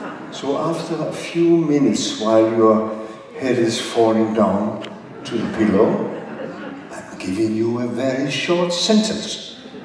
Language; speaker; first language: English; non-native, fluent; Danish